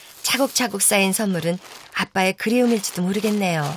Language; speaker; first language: Korean; native; Korean